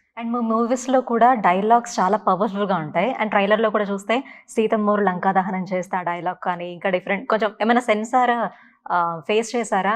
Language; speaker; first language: Telugu; native; Telugu